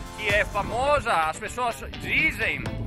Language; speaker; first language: Portuguese; non-native, fluent; Greek